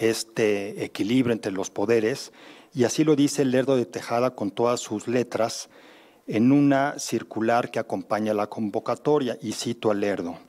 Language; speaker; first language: Spanish; native; Spanish